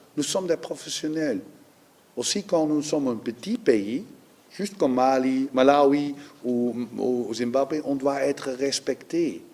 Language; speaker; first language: French; non-native, learner; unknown